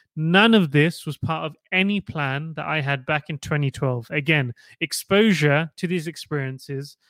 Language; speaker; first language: English; native; English